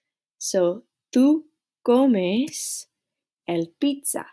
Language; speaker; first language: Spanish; non-native, learner; English